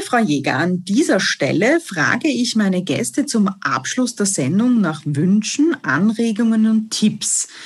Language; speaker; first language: German; native; German